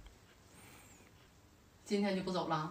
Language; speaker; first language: Chinese; non-native, learner; Russian